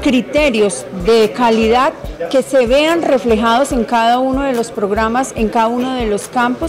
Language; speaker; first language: Spanish; native; Spanish